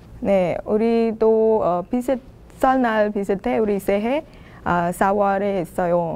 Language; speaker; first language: Korean; non-native, learner; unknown